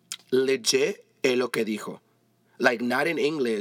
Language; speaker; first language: Spanish; early bilingual, heritage; Spanish